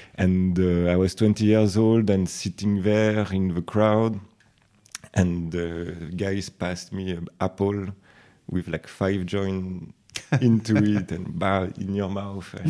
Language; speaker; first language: English; non-native, fluent; French